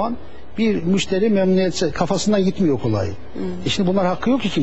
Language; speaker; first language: Turkish; native; Turkish